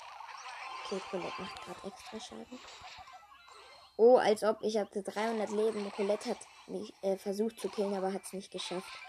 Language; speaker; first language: German; native; German